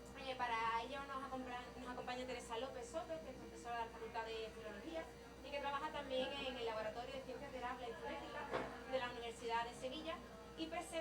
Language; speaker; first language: Spanish; native; Spanish